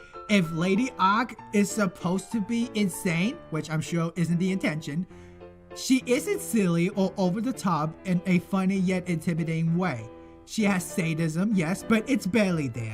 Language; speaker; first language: English; native; English